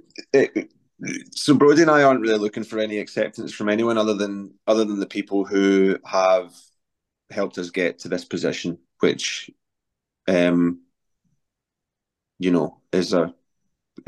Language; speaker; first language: English; native; English